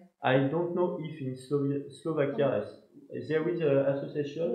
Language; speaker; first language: English; non-native, learner; French